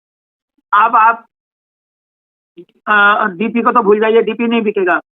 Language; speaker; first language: Hindi; native; Hindi